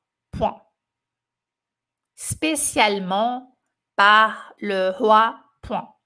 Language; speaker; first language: French; non-native, fluent; Portuguese